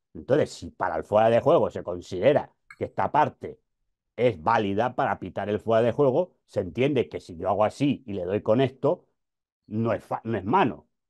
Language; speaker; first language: Spanish; native; Spanish